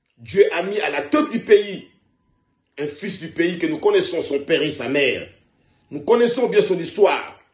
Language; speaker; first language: French; non-native, local second language; Lingala